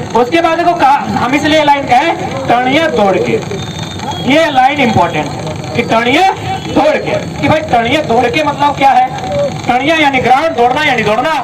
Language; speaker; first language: Hindi; native; Hindi